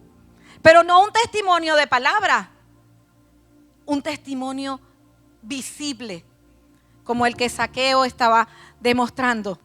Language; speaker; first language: Spanish; native; Spanish